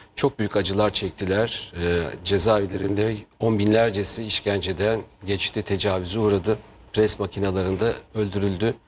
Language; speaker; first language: Turkish; native; Turkish